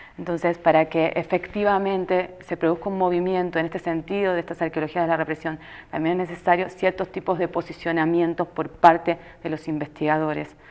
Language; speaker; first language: Spanish; native; Spanish